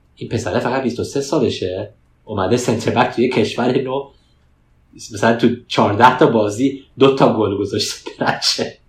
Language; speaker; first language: Persian; early bilingual, heritage; Persian